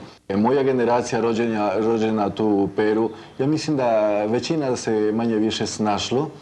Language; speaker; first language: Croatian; early bilingual, heritage; Croatian